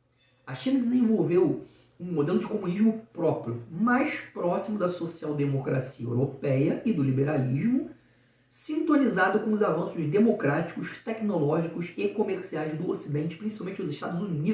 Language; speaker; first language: Portuguese; native; Portuguese